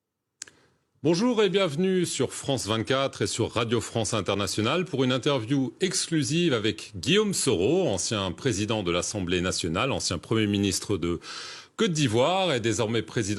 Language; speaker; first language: French; native; French